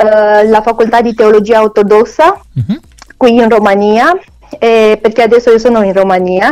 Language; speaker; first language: Italian; non-native, learner; Romanian